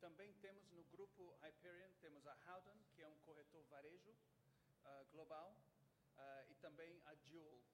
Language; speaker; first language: Portuguese; non-native, fluent; English